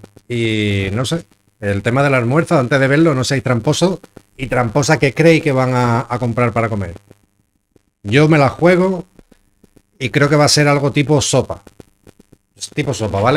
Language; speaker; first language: Spanish; native; Spanish